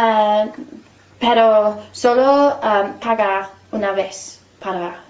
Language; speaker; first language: Spanish; non-native, fluent; English